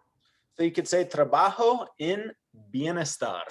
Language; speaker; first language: Spanish; non-native, fluent; English